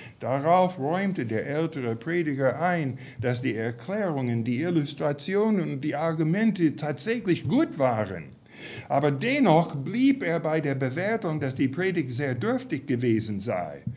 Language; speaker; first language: German; non-native, fluent; English